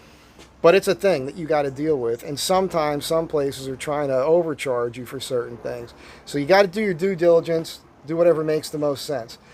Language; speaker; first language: English; native; English